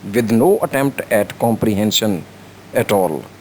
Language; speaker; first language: English; non-native, local second language; Urdu